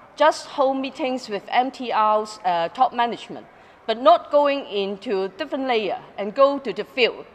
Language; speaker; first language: English; non-native, local second language; Cantonese